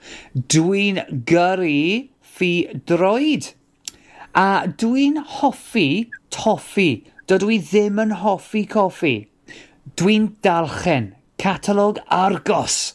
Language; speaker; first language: Welsh; non-native, learner; English